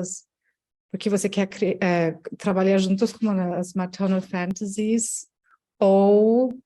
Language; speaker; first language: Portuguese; non-native, fluent; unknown